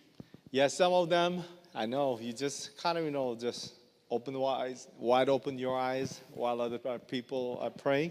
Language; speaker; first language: English; non-native, fluent; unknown